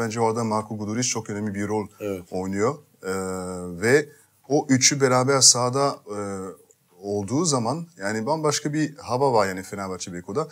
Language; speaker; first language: Turkish; non-native, fluent; French